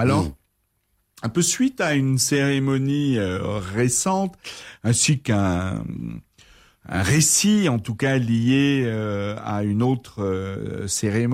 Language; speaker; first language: French; native; French